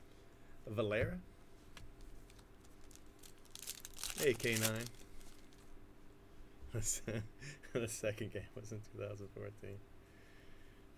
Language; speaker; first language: English; native; English